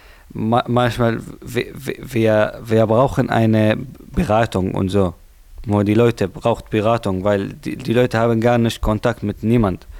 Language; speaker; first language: German; non-native, learner; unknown